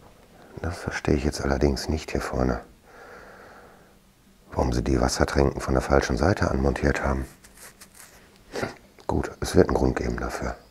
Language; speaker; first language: German; native; German